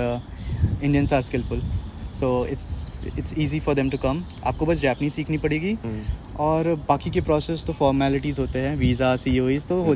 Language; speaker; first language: Hindi; native; Hindi